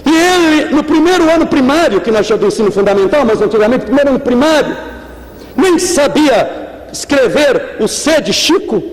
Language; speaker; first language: Portuguese; native; Portuguese